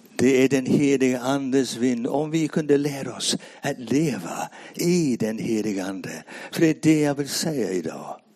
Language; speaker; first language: Swedish; non-native, fluent; English